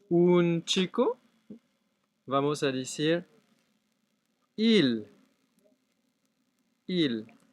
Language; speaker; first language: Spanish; non-native, fluent; French